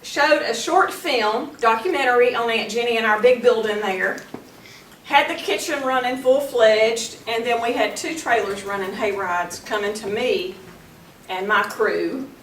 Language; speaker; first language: English; native; English